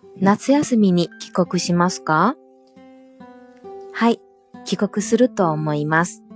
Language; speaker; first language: Japanese; non-native, local second language; Chinese